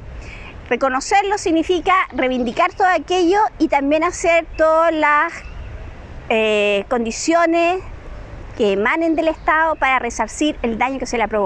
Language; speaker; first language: Spanish; native; Spanish